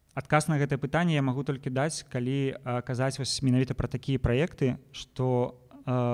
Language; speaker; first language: Belarusian; non-native, local second language; Russian